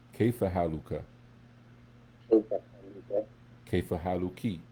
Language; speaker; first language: Arabic; non-native, fluent; English